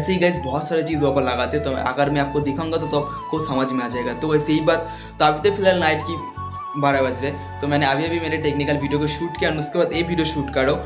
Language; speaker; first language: Hindi; non-native, local second language; Bangla